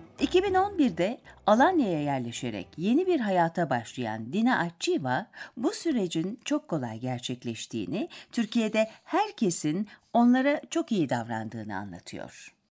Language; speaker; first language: Turkish; native; Turkish